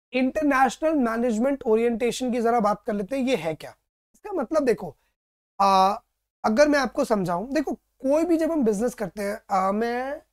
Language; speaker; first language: Hindi; native; Hindi